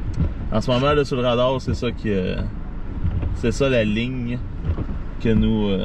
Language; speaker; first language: French; native; French